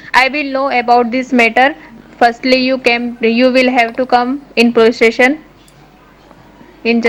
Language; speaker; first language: English; non-native, learner; Hindi